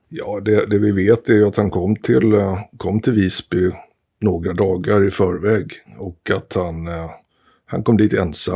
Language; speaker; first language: Swedish; native; Swedish